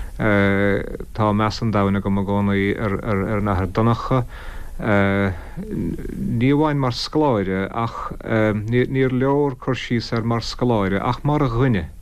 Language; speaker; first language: Irish; non-native, local second language; English